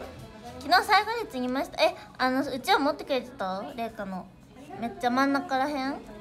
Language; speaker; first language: Japanese; native; Japanese